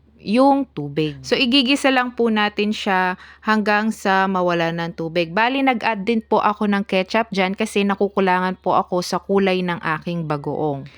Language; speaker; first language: Filipino; non-native, local second language; Pampanga